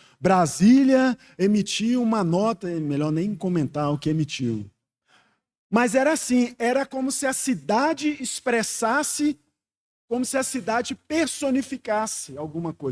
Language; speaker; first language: Portuguese; native; Portuguese